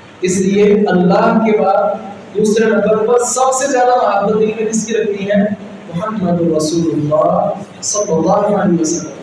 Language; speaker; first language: Urdu; non-native, local second language; Punjabi